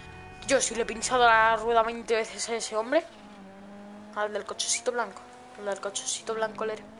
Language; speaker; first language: Spanish; native; Spanish